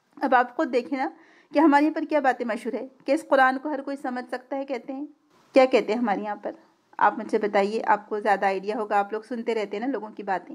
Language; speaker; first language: Urdu; native; Urdu